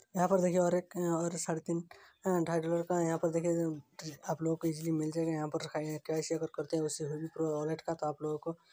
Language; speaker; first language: Hindi; native; Hindi